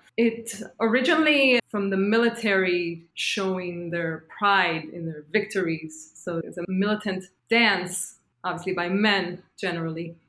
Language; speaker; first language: English; non-native, fluent; Hebrew